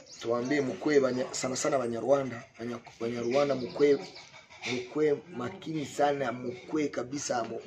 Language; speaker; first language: Swahili; non-native, local second language; Kinyarwanda